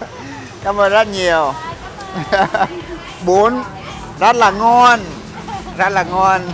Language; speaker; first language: Vietnamese; non-native, fluent; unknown